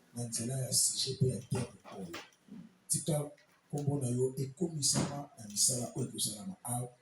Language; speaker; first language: Lingala; native; Lingala